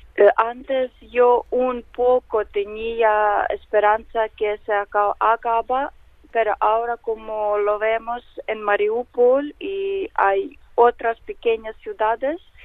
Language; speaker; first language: Spanish; non-native, learner; Ukrainian